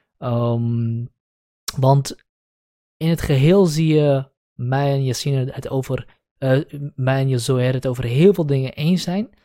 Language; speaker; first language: Dutch; early bilingual, other home language; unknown